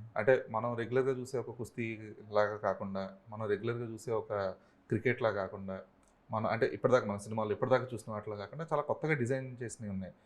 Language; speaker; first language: Telugu; native; Telugu